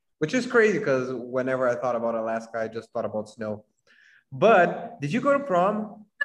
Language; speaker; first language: English; non-native, fluent; Portuguese